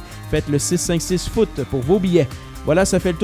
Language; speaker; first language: French; native; French